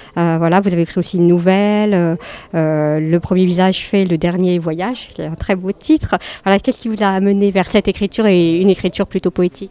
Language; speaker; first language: French; native; French